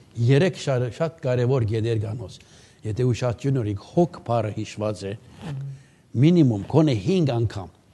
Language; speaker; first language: Armenian; early bilingual, heritage; Armenian